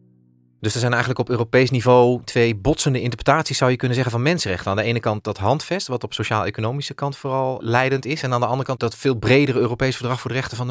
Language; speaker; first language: Dutch; native; Dutch